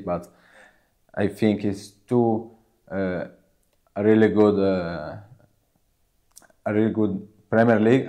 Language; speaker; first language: English; non-native, learner; Italian